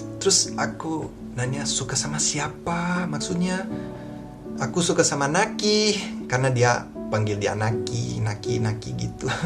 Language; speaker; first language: Indonesian; non-native, fluent; Portuguese